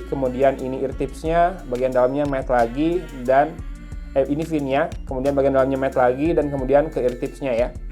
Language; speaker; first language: Indonesian; native; Indonesian